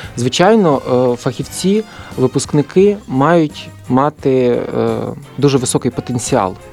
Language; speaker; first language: Ukrainian; native; Ukrainian